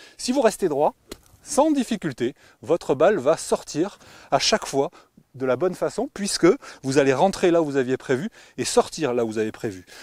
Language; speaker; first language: French; native; French